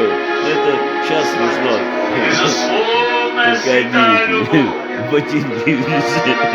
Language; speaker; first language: Russian; native; Russian